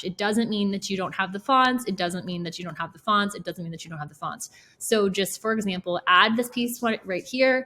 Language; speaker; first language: English; native; English